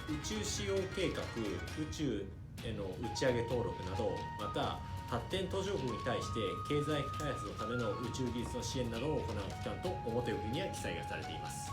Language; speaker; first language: Japanese; native; Japanese